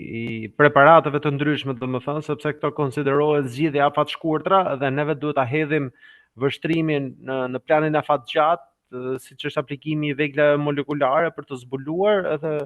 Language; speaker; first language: Albanian; native; Albanian